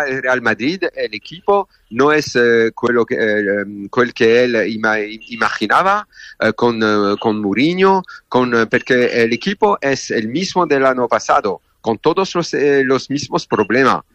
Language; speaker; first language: Spanish; non-native, learner; French